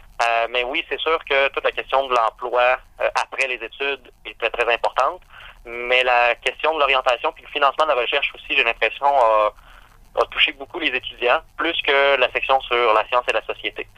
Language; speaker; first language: French; native; French